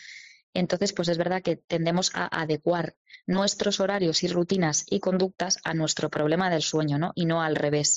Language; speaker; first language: Spanish; native; Spanish